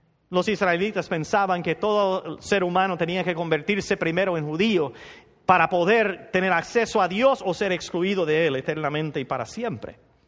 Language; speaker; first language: Spanish; non-native, fluent; English